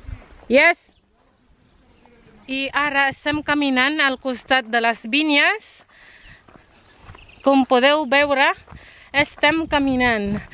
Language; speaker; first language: Catalan; non-native, learner; Filipino